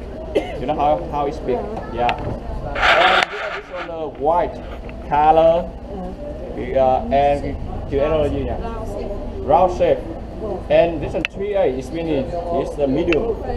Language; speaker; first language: English; non-native, learner; Vietnamese